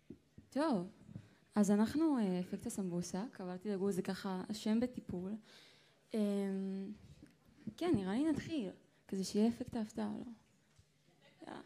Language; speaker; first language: Hebrew; native; Hebrew